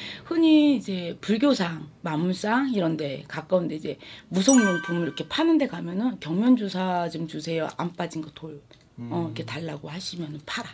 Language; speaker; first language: Korean; native; Korean